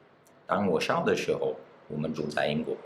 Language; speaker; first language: Chinese; non-native, fluent; English